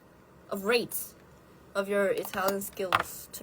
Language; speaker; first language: English; non-native, fluent; Italian